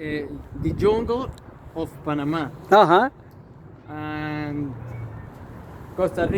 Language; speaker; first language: English; non-native, learner; Spanish